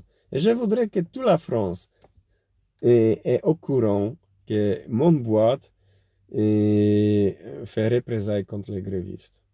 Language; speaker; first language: French; non-native, learner; Polish